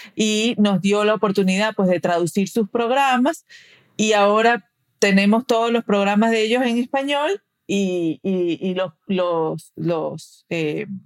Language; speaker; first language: Spanish; early bilingual, heritage; Spanish